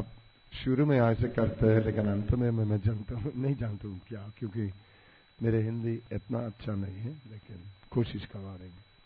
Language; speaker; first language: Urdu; non-native, learner; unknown